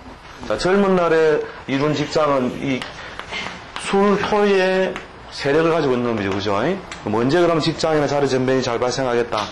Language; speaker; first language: Korean; native; Korean